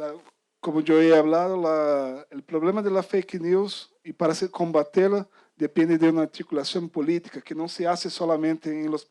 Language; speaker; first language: Spanish; non-native, fluent; Portuguese